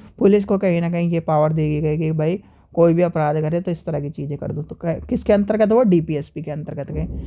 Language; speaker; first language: Hindi; native; Hindi